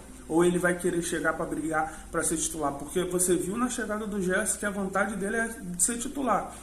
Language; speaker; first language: Portuguese; native; Portuguese